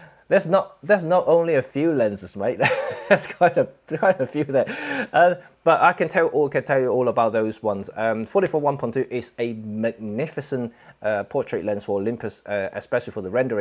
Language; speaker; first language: English; non-native, local second language; Cantonese